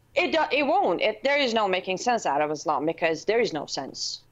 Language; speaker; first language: English; non-native, fluent; Persian